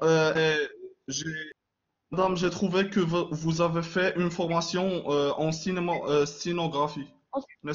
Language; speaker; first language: French; non-native, local second language; Arabic